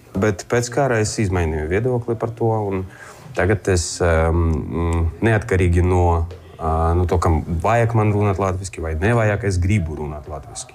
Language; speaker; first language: Latvian; non-native, local second language; Russian